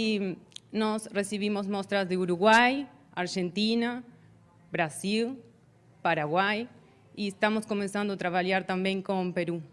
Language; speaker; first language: Portuguese; non-native, learner; Spanish